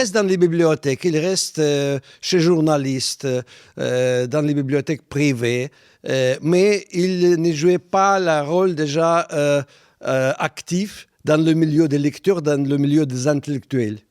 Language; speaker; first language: French; non-native, fluent; Russian